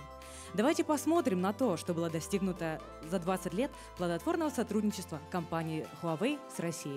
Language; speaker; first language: Russian; native; Russian